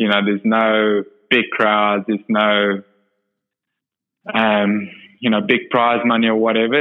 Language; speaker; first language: English; non-native, local second language; Afrikaans